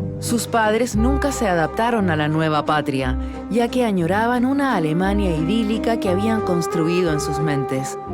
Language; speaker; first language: Spanish; native; Spanish